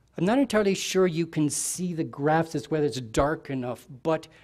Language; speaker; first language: English; native; English